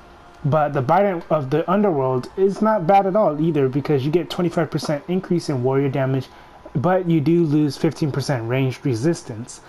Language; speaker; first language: English; native; English